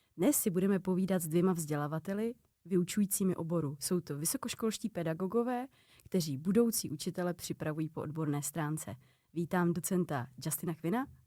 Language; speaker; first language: Czech; native; Czech